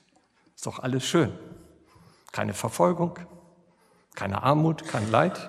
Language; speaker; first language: German; native; German